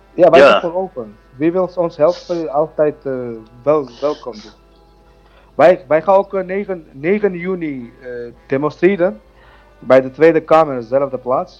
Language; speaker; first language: Dutch; non-native, learner; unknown